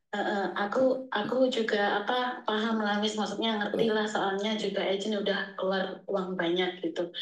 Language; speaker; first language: Indonesian; native; Indonesian